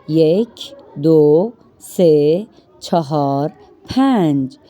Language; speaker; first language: Persian; non-native, fluent; Urdu